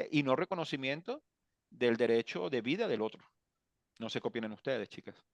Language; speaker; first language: Spanish; native; Spanish